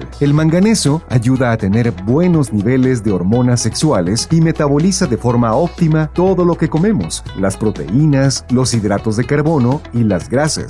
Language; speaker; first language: Spanish; native; Spanish